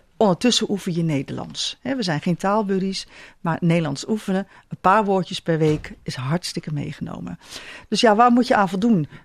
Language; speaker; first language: Dutch; native; Dutch